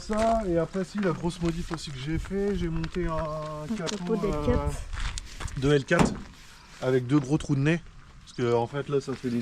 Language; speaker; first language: French; native; French